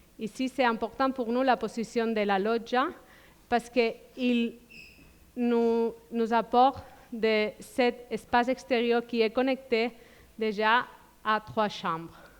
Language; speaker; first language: French; non-native, fluent; Spanish